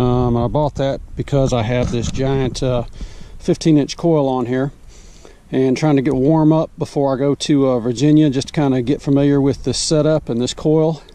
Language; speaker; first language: English; native; English